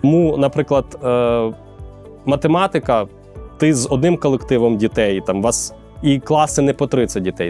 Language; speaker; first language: Ukrainian; native; Ukrainian